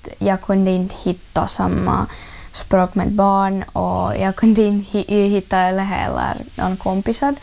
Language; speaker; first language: Swedish; non-native, learner; Russian